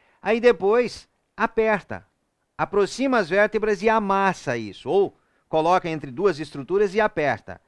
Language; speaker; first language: Portuguese; native; Portuguese